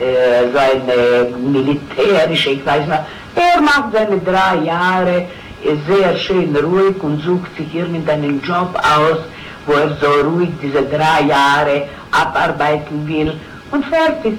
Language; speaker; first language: German; non-native, fluent; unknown